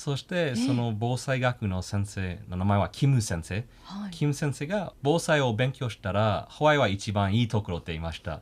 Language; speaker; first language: Japanese; non-native, fluent; English